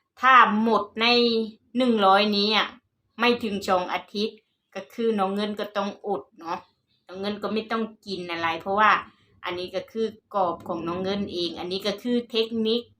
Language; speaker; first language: Thai; non-native, local second language; Northeastern Thai